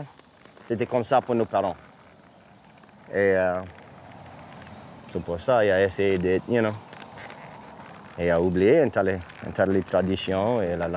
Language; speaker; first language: French; non-native, local second language; English